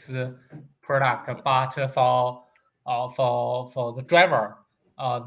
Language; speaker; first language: English; non-native, learner; Chinese